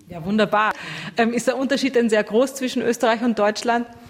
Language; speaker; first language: German; native; German